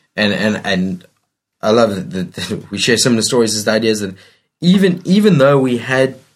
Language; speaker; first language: English; native; English